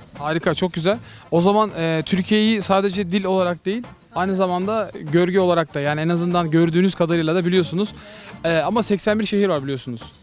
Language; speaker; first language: Turkish; native; Turkish